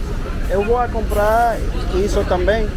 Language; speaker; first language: Portuguese; non-native, learner; English